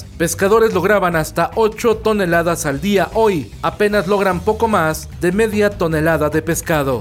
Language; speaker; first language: Spanish; native; Spanish